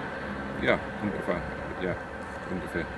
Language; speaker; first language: German; non-native, learner; Danish